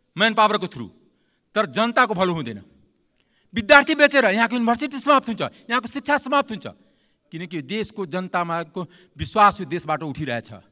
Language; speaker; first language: Nepali; non-native, local second language; Maithili